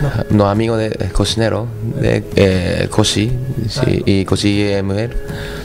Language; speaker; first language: Spanish; non-native, learner; Japanese